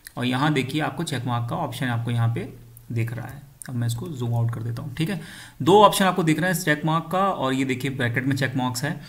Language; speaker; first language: Hindi; native; Hindi